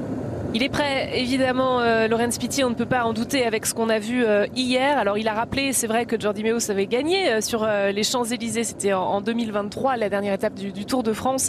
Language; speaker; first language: French; native; French